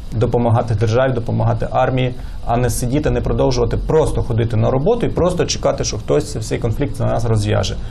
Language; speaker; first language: Ukrainian; native; Ukrainian